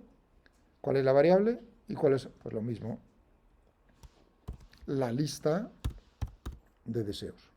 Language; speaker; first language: Spanish; native; Spanish